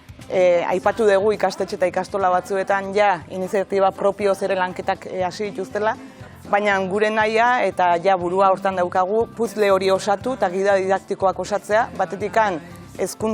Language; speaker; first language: Basque; native; Basque